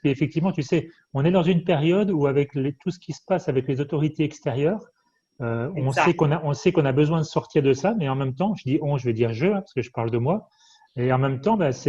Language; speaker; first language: French; native; French